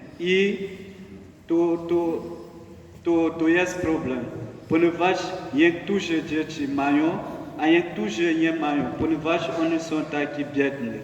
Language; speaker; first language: Polish; non-native, learner; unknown